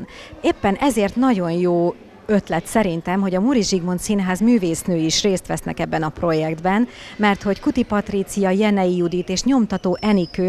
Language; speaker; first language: Hungarian; native; Hungarian